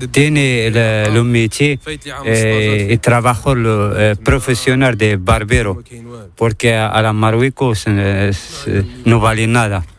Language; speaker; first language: Spanish; non-native, learner; Arabic